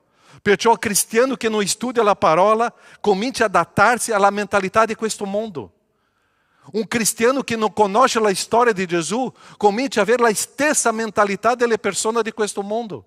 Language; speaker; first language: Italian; non-native, fluent; Portuguese